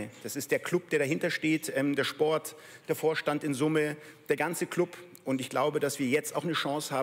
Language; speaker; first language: German; native; German